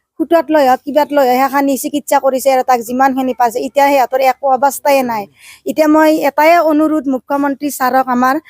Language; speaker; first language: Assamese; native; Assamese